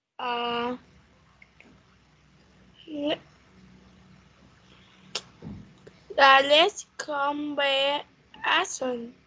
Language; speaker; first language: English; non-native, learner; Vietnamese